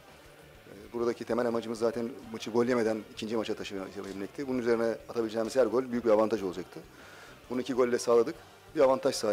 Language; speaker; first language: Turkish; native; Turkish